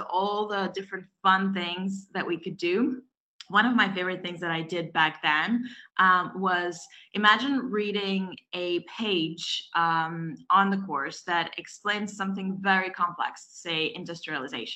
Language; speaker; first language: English; non-native, fluent; Russian